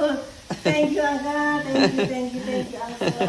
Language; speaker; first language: English; non-native, learner; Indonesian